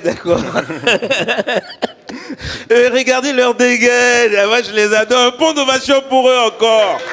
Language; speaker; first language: French; native; French